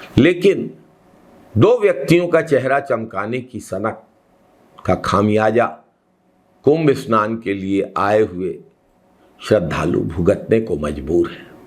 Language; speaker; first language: Hindi; native; Hindi